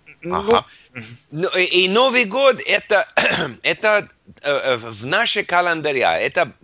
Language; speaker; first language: Russian; non-native, learner; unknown